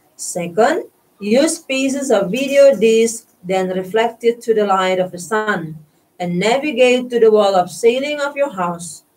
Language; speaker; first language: English; non-native, fluent; Indonesian